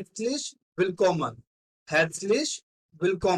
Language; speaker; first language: German; non-native, fluent; Hindi